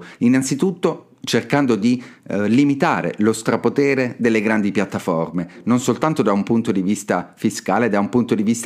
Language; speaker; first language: Italian; native; Italian